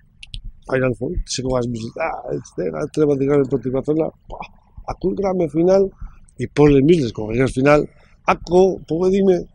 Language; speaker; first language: Macedonian; non-native, learner; Spanish